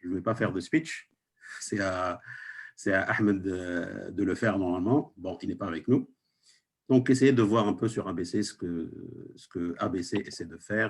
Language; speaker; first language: French; non-native, local second language; Arabic